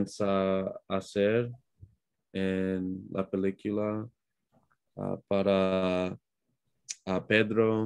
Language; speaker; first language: Spanish; non-native, learner; English